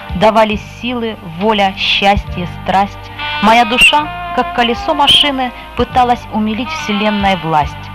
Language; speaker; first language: Russian; native; Russian